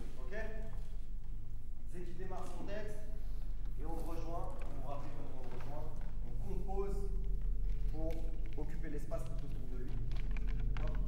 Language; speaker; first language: French; native; French